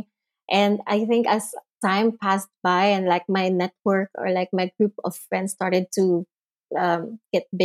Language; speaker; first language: English; non-native, local second language; Filipino